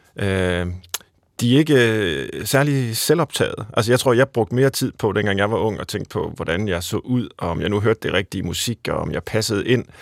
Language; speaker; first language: Danish; native; Danish